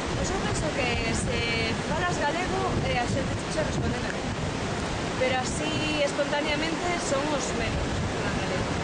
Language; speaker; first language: Galician; native; Galician